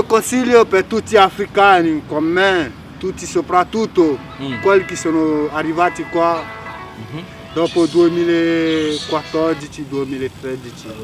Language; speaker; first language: Italian; non-native, fluent; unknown